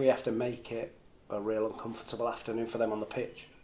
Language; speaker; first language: English; native; English